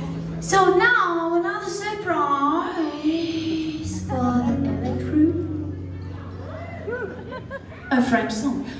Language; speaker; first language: English; non-native, fluent; French